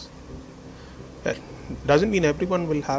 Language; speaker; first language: English; non-native, local second language; Tamil